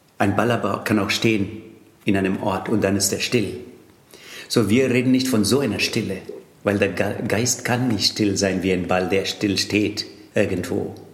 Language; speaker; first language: German; non-native, fluent; Tamil